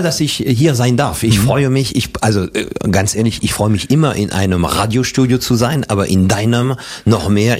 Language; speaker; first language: German; non-native, fluent; French